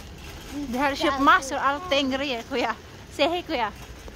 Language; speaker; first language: Swedish; non-native, learner; Cebuano